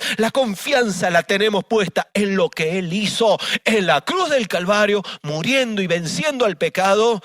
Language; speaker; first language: Spanish; native; Spanish